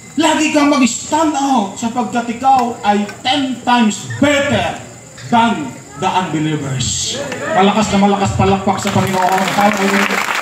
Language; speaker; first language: Filipino; non-native, local second language; Pampanga